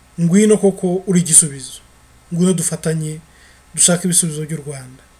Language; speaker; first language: Kinyarwanda; early bilingual, heritage; Kinyarwanda